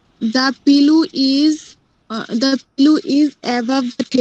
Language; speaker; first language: English; non-native, learner; Bangla